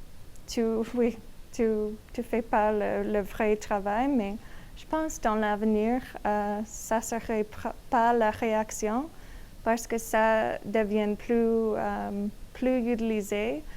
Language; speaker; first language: French; non-native, learner; English